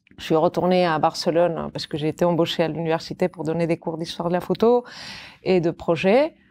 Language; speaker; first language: French; non-native, fluent; Catalan